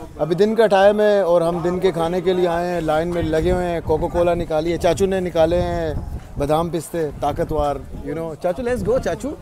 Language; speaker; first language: Urdu; non-native, local second language; Punjabi